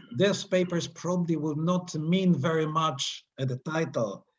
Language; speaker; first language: English; non-native, fluent; Polish